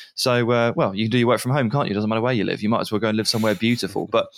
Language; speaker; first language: English; native; English